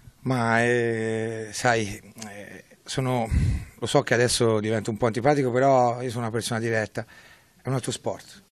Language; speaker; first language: Italian; native; Italian